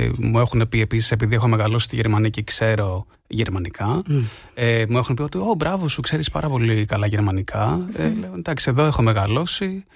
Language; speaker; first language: Greek; early bilingual, heritage; Greek